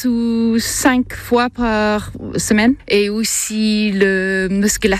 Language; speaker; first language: French; non-native, learner; English